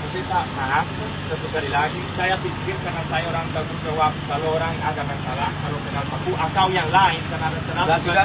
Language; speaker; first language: Indonesian; non-native, learner; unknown